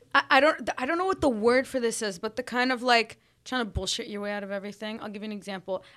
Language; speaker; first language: English; early bilingual, other home language; Arabic